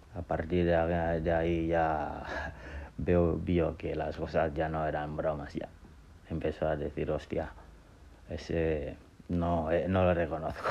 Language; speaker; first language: Spanish; non-native, fluent; Wolof